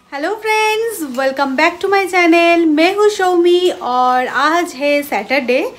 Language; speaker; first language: Hindi; non-native, local second language; Bangla